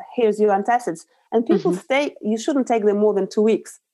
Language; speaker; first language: English; non-native, fluent; Russian